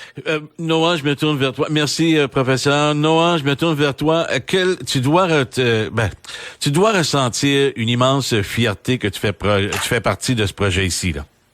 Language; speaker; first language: French; native; French